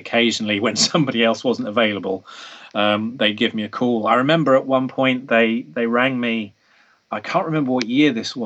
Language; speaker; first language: English; native; English